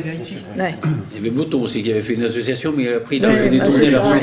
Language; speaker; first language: French; native; French